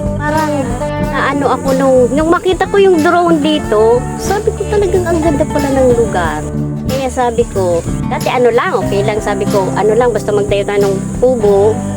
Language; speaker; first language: Filipino; non-native, local second language; Bikol